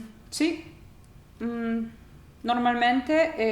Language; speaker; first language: Italian; non-native, learner; Spanish